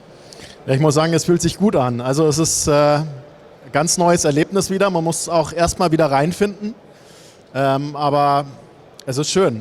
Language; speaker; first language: German; native; German